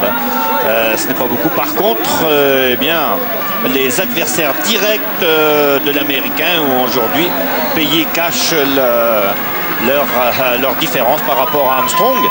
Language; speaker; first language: French; native; French